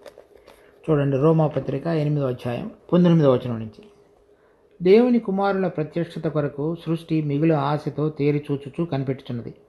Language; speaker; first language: Telugu; native; Telugu